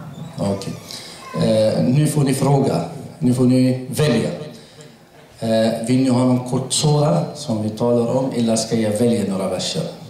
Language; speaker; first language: Swedish; non-native, fluent; Arabic